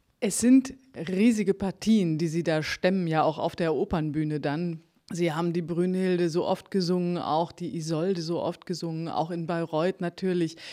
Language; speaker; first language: German; native; German